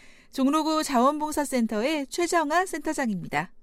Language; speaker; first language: Korean; native; Korean